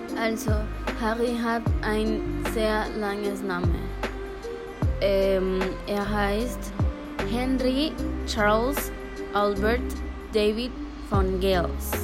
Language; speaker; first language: German; non-native, learner; Spanish